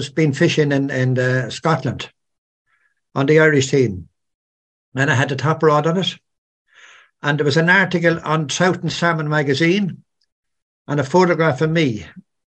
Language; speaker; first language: English; native; English